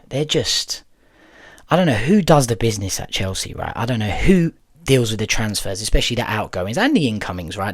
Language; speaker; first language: English; native; English